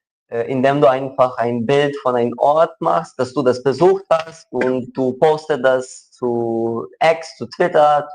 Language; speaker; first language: German; non-native, local second language; Ukrainian